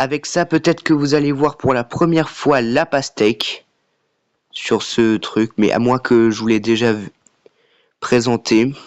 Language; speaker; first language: French; native; French